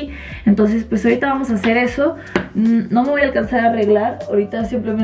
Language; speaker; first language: Spanish; native; Spanish